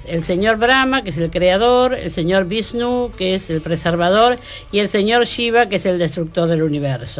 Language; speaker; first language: Spanish; native; Spanish